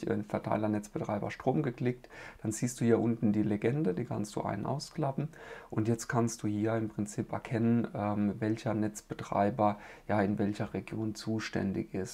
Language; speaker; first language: German; native; German